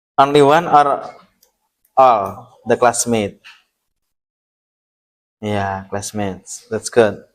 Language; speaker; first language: English; non-native, learner; Indonesian